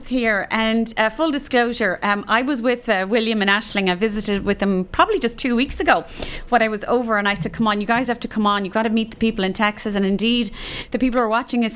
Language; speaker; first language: English; native; English